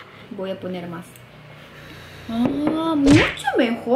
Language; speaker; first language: Spanish; non-native, fluent; Korean